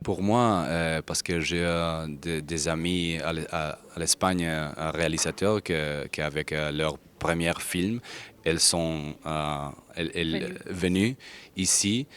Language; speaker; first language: French; non-native, learner; Spanish